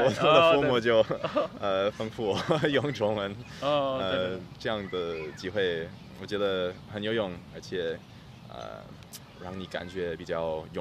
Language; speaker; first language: Chinese; early bilingual, heritage; English